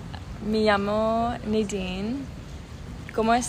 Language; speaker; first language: Spanish; non-native, learner; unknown